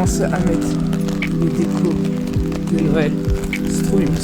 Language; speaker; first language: French; native; French